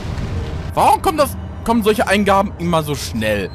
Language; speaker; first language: German; native; German